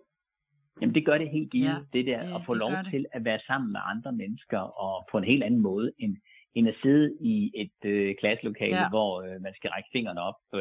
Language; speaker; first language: Danish; native; Danish